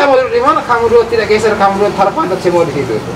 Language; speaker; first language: Indonesian; native; Indonesian